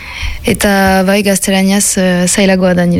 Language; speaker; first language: Basque; non-native, local second language; French